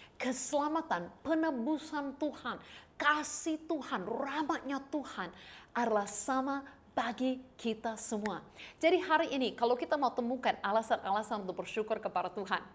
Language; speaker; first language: Indonesian; non-native, fluent; English